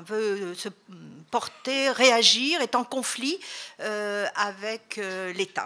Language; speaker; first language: French; native; French